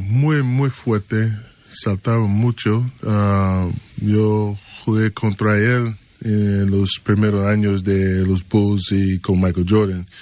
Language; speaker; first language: Spanish; non-native, learner; English